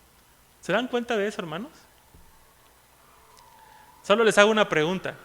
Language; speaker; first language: Spanish; native; Spanish